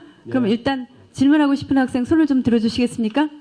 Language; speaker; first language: Korean; native; Korean